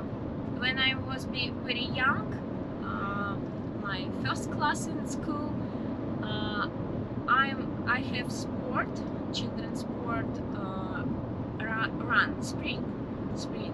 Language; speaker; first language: English; non-native, learner; Russian